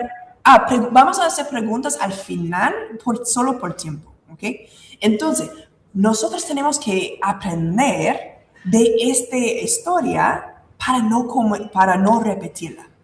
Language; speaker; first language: Spanish; non-native, fluent; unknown